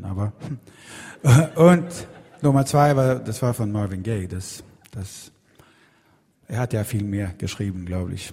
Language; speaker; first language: German; non-native, fluent; Swedish